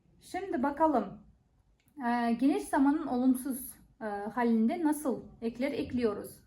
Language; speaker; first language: Turkish; non-native, fluent; Kazakh